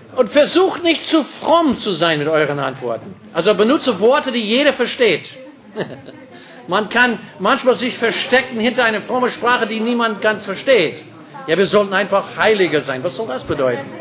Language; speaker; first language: German; non-native, fluent; English